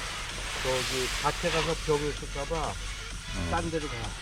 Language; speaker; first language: Korean; native; Korean